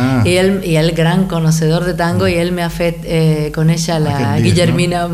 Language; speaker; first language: Catalan; non-native, fluent; Spanish